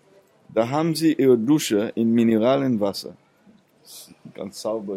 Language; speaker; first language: German; non-native, fluent; Seselwa Creole French